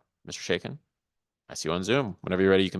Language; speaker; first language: English; native; English